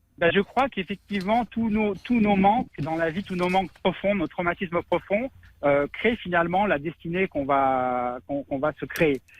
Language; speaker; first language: French; native; French